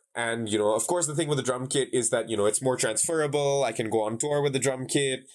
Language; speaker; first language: English; non-native, local second language; Bangla